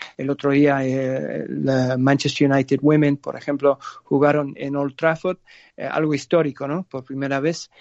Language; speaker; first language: Spanish; non-native, fluent; English